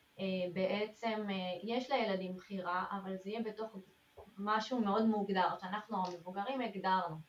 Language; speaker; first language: Hebrew; native; Hebrew